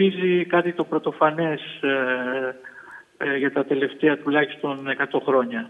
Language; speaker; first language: Greek; native; Greek